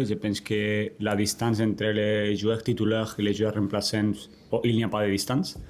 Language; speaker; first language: French; non-native, learner; Spanish